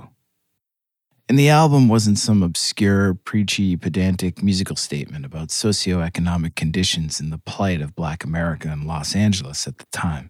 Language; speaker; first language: English; native; English